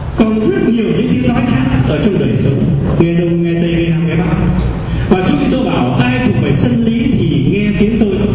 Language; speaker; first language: Vietnamese; native; Vietnamese